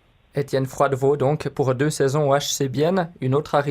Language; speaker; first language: French; native; French